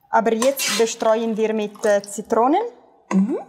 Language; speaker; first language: German; non-native, fluent; Italian